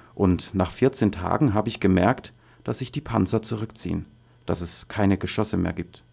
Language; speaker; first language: German; non-native, fluent; Arabic